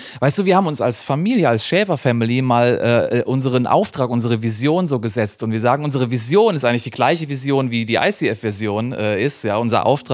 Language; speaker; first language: German; native; German